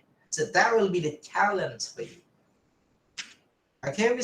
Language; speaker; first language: English; non-native, fluent; Indonesian